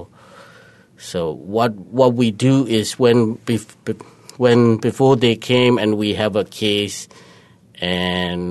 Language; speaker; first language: English; non-native, learner; Burmese